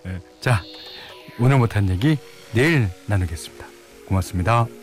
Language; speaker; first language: Korean; native; Korean